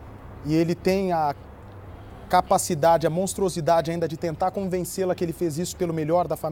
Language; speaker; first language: Portuguese; native; Portuguese